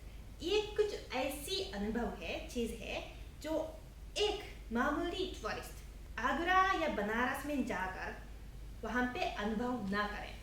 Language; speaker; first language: Hindi; non-native, fluent; Japanese